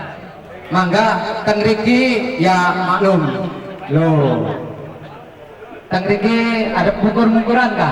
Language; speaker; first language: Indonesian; non-native, local second language; Javanese